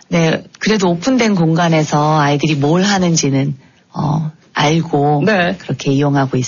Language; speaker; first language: Korean; native; Korean